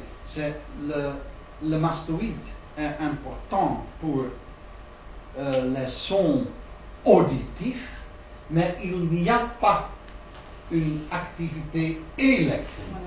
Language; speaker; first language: French; non-native, learner; Dutch